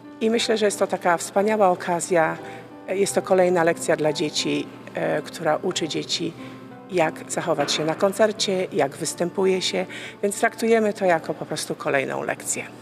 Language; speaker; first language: Polish; native; Polish